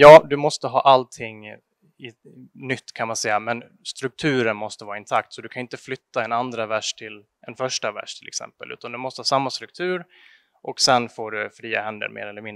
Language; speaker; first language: Swedish; native; Swedish